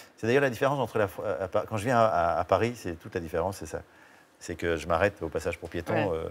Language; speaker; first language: French; native; French